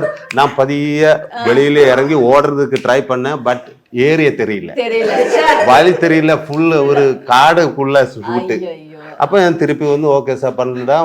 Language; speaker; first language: Tamil; non-native, learner; Malayalam